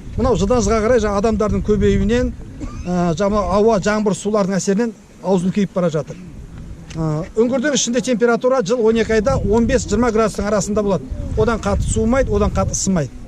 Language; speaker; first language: Kazakh; native; Kazakh